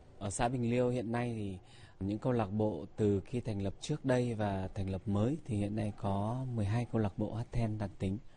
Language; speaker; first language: Vietnamese; non-native, local second language; Tày